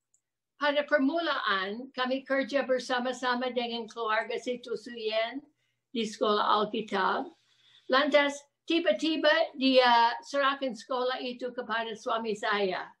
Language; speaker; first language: Indonesian; non-native, fluent; English